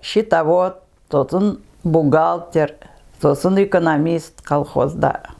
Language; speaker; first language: Russian; non-native, local second language; Kazakh